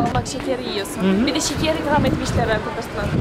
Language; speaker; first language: Turkish; non-native, learner; Russian